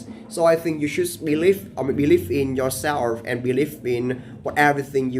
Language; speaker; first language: English; non-native, learner; Vietnamese